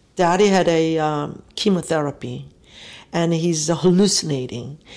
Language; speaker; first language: English; non-native, fluent; Korean